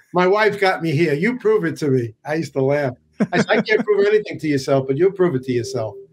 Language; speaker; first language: English; native; English